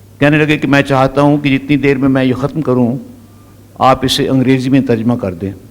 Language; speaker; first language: Urdu; non-native, local second language; Punjabi